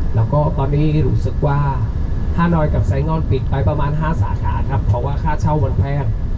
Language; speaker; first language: Thai; non-native, fluent; Vietnamese